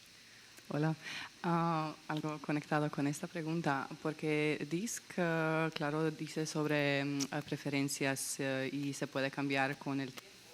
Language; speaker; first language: Spanish; non-native, learner; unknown